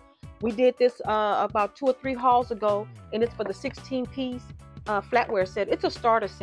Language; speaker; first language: English; native; English